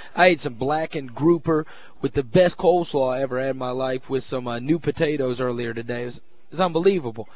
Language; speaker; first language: English; native; English